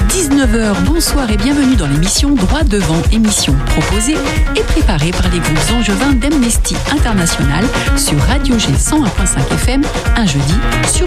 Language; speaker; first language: French; native; French